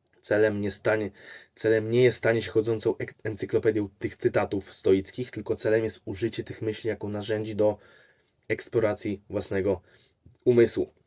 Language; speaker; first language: Polish; native; Polish